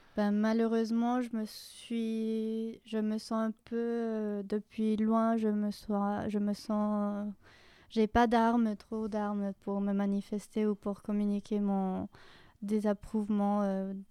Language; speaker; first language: French; non-native, fluent; Spanish